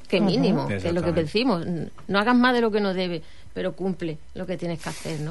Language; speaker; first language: Spanish; native; Spanish